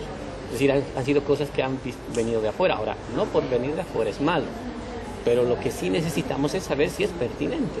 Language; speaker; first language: Spanish; native; Spanish